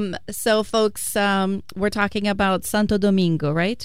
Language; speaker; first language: English; non-native, fluent; Portuguese